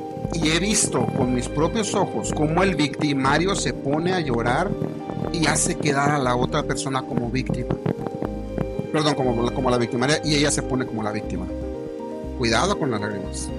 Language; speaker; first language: Spanish; native; Spanish